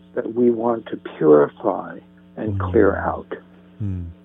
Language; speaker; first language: English; native; English